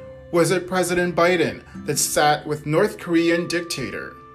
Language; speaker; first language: English; native; English